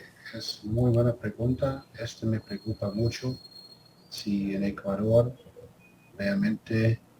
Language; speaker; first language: Spanish; non-native, fluent; German